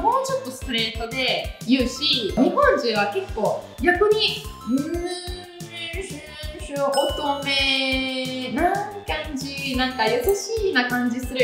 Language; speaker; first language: Japanese; non-native, fluent; Italian